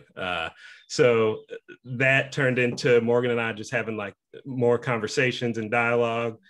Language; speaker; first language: English; native; English